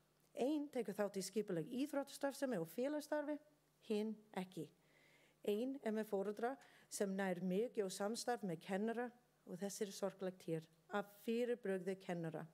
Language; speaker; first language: Icelandic; non-native, learner; English